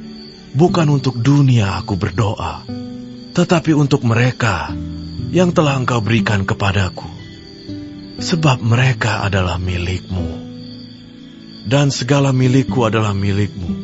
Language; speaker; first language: Indonesian; native; Indonesian